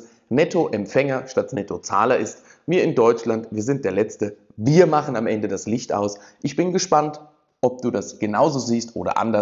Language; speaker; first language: German; native; German